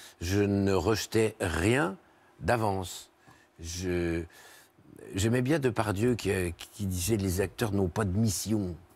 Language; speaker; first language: French; native; French